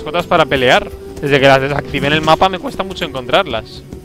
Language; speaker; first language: Spanish; native; Spanish